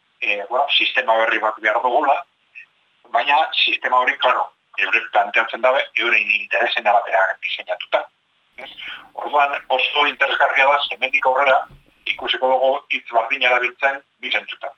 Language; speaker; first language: Basque; native; Basque